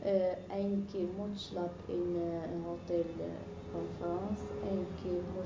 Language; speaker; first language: Dutch; non-native, learner; Arabic